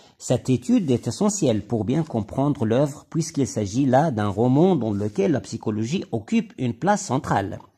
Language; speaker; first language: French; non-native, local second language; Arabic